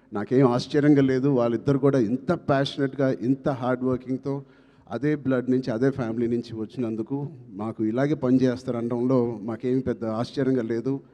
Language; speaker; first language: Telugu; native; Telugu